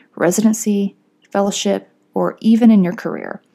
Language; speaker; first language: English; native; English